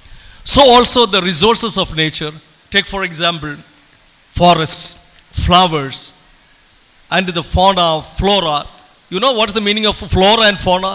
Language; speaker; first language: English; non-native, local second language; Tamil